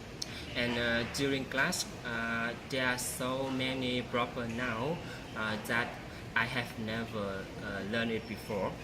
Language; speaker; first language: English; non-native, learner; Vietnamese